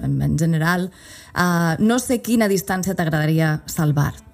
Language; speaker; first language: Catalan; native; Catalan